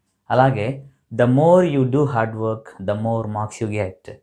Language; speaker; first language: English; non-native, local second language; Telugu